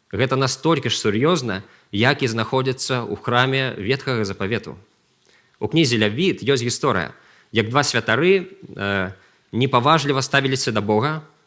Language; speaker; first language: Belarusian; non-native, local second language; Russian